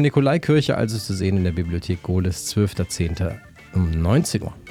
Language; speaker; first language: German; native; German